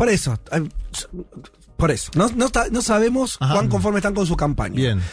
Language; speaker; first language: Spanish; native; Spanish